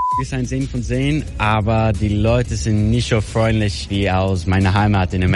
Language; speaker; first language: German; non-native, fluent; English